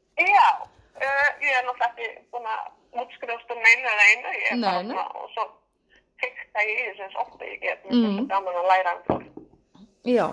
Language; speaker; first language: Icelandic; non-native, fluent; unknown